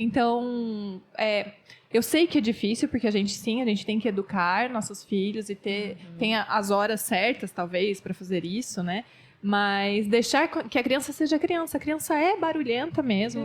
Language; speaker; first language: Portuguese; native; Portuguese